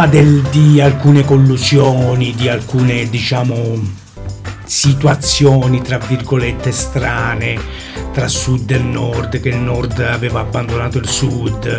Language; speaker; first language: Italian; native; Italian